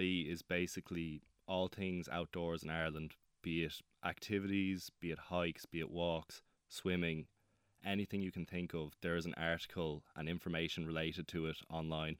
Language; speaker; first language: English; native; English